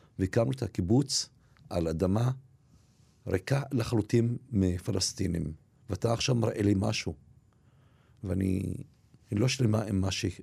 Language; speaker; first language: Hebrew; non-native, local second language; Arabic